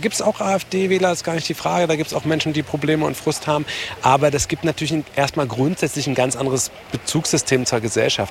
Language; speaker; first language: German; native; German